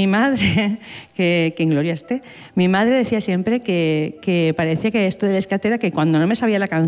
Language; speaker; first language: Spanish; native; Spanish